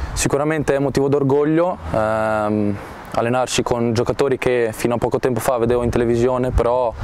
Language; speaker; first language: Italian; native; Italian